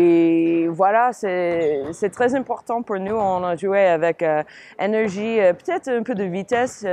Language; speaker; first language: French; non-native, fluent; English